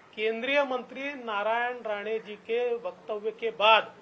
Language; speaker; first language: Hindi; non-native, local second language; Marathi